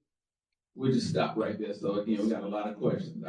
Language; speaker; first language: English; native; English